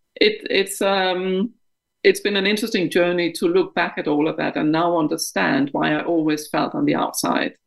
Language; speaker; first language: English; non-native, fluent; Danish